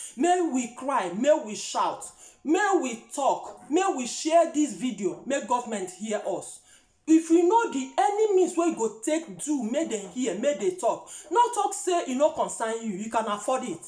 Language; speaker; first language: Nigerian Pidgin; non-native, local second language; Igbo